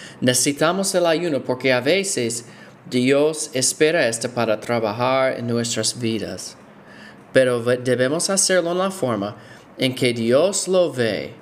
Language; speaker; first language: Spanish; non-native, fluent; English